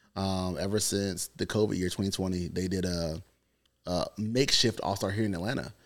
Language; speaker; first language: English; native; English